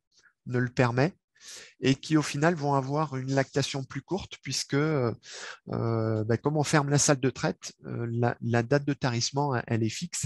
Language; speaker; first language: French; native; French